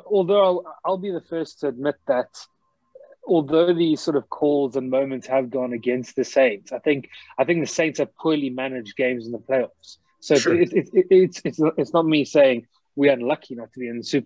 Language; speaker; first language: English; native; English